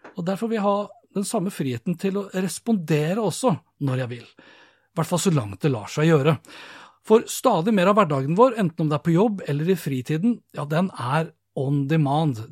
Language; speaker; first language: Norwegian; native; Norwegian